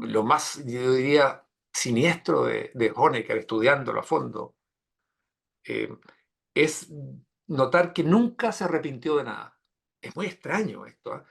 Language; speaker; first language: Spanish; native; Spanish